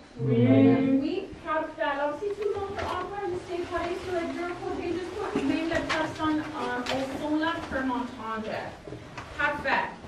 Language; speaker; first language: French; non-native, local second language; English